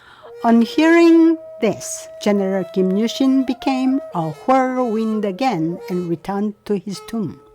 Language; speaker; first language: English; non-native, fluent; Korean